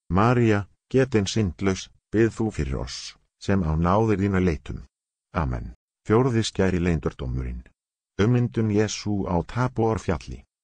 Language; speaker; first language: Icelandic; non-native, learner; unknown